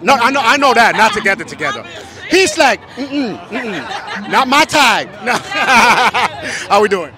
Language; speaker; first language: English; early bilingual, other home language; Spanish